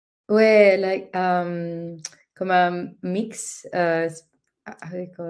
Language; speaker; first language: French; non-native, learner; Spanish